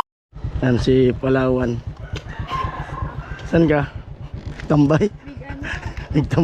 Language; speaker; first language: Filipino; non-native, local second language; Bikol